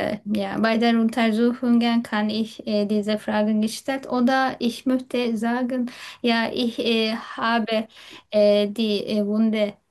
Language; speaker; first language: German; non-native, learner; Turkish